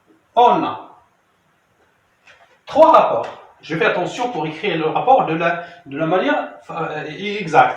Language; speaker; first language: French; non-native, local second language; Arabic